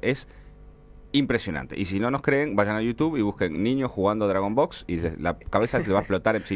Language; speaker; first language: Spanish; native; Spanish